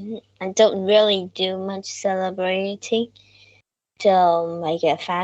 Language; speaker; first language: English; non-native, learner; Vietnamese